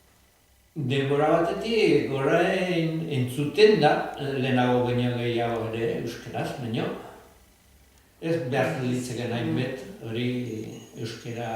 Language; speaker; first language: Basque; native; Basque